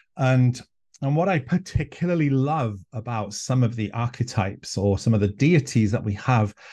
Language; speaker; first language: English; non-native, local second language; Welsh